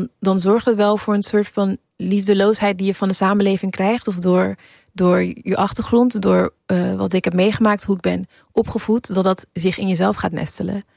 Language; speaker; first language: Dutch; early bilingual, other home language; English